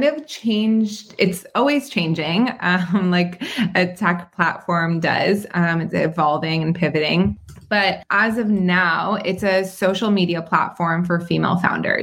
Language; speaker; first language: English; native; English